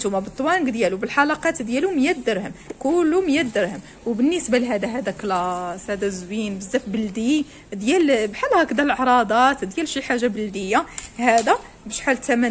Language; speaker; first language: Arabic; native; Arabic